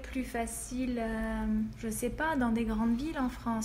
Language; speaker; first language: French; native; French